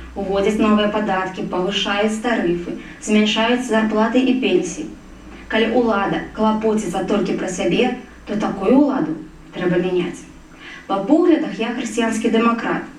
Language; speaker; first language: Belarusian; non-native, local second language; Russian